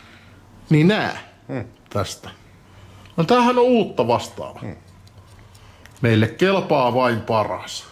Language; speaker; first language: Finnish; native; Finnish